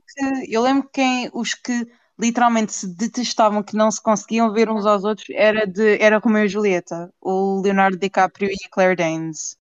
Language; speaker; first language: Portuguese; native; Portuguese